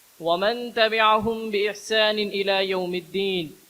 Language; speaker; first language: Arabic; non-native, learner; Urdu